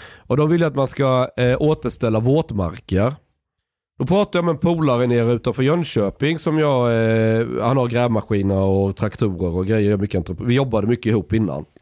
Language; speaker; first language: Swedish; native; Swedish